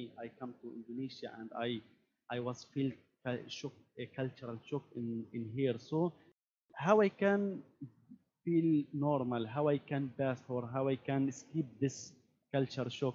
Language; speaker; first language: English; non-native, learner; Arabic